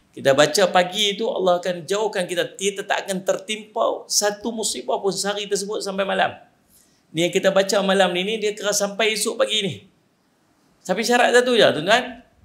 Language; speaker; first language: Malay; native; Malay